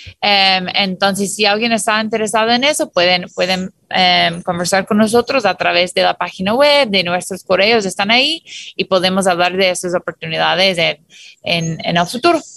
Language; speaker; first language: Spanish; non-native, fluent; English